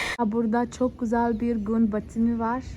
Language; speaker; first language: Turkish; non-native, fluent; Portuguese